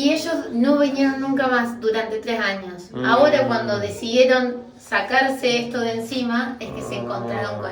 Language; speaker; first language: Spanish; native; Spanish